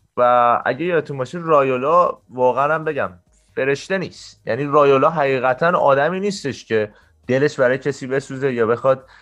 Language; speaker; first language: Persian; native; Persian